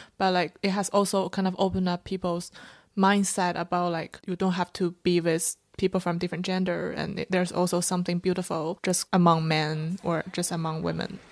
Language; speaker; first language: English; non-native, fluent; Chinese